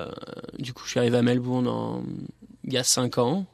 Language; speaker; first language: French; native; French